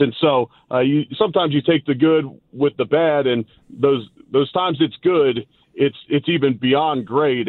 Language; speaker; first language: English; native; English